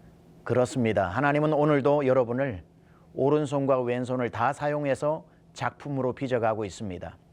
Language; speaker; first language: Korean; native; Korean